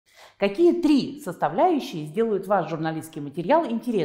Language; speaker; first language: Russian; native; Russian